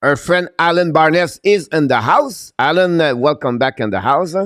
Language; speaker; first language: English; non-native, local second language; French